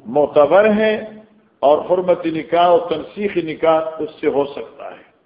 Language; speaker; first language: Urdu; non-native, local second language; Northern Hindko